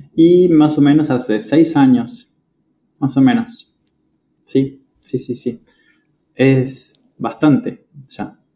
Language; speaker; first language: Spanish; native; Spanish